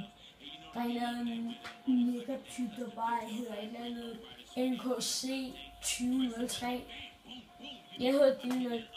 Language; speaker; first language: Danish; native; Danish